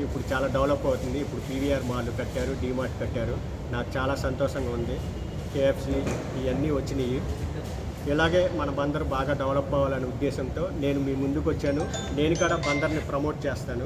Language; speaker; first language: Telugu; native; Telugu